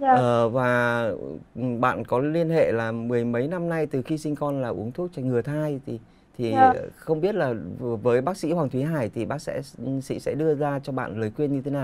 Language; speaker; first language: Vietnamese; native; Vietnamese